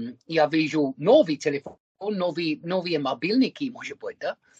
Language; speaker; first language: Russian; non-native, learner; English